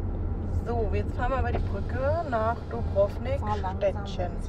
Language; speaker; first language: German; native; German